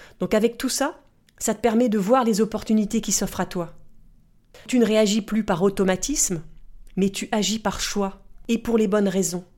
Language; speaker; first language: French; native; French